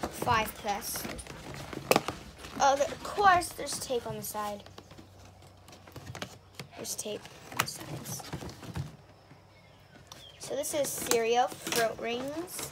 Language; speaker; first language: English; native; English